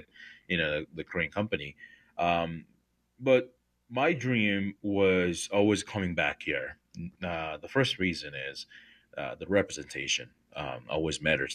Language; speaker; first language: English; non-native, fluent; Korean